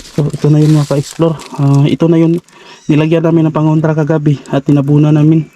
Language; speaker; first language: Filipino; native; Filipino